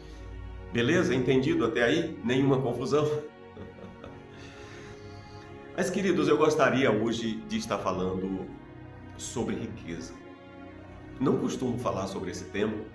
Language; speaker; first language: Portuguese; native; Portuguese